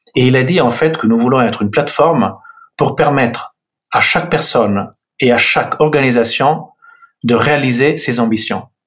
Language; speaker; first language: French; non-native, fluent; Italian